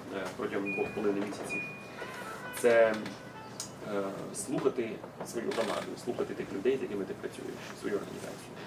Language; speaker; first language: Ukrainian; native; Ukrainian